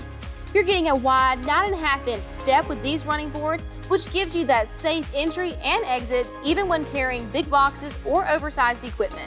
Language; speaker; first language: English; native; English